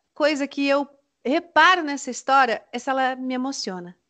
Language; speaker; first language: Portuguese; native; Portuguese